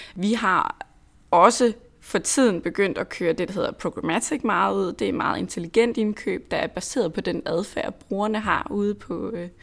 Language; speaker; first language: Danish; native; Danish